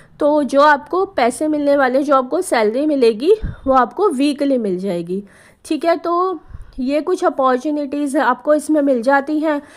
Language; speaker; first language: Hindi; native; Hindi